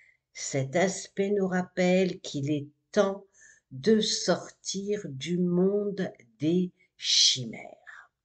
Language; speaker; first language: French; native; French